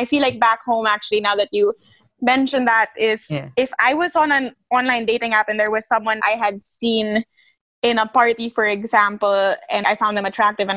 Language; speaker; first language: English; non-native, local second language; Filipino